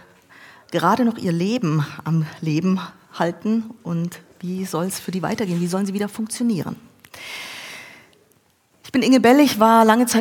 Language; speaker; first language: German; native; German